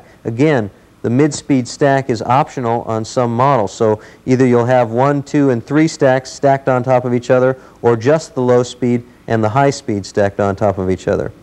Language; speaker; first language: English; native; English